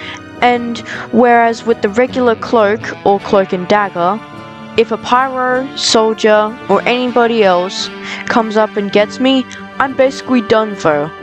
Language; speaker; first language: English; native; English